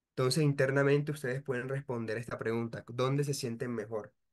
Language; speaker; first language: Spanish; native; Spanish